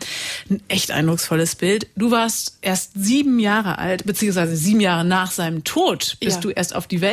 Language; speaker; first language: German; native; German